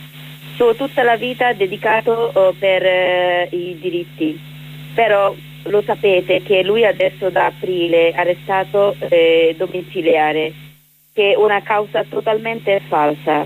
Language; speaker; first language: Italian; non-native, learner; Bangla